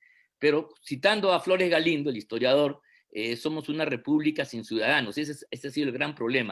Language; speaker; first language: Spanish; native; Spanish